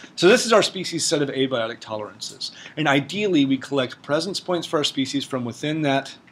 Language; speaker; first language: English; native; English